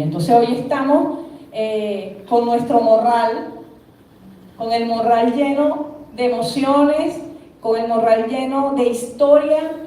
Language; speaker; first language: Spanish; native; Spanish